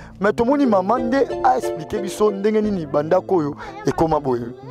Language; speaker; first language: Lingala; native; Lingala